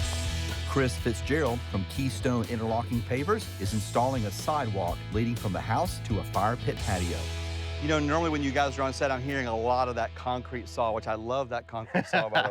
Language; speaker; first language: English; native; English